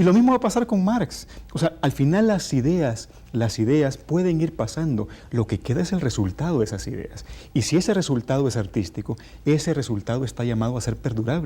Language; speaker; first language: Spanish; native; Spanish